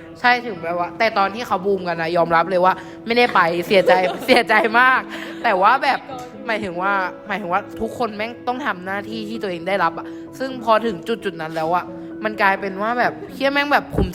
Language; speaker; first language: Thai; native; Thai